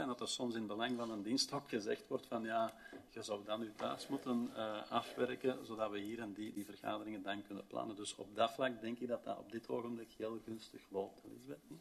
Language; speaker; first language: Dutch; native; Dutch